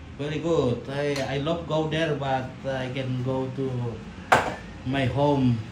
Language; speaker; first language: English; non-native, learner; Indonesian